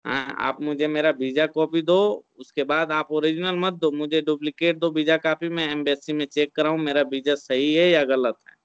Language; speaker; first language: Hindi; native; Hindi